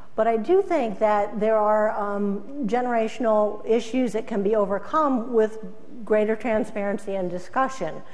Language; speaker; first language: English; native; English